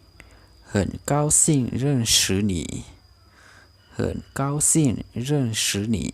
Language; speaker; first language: Chinese; non-native, learner; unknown